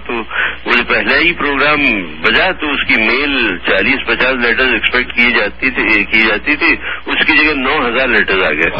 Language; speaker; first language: Urdu; non-native, local second language; Gujarati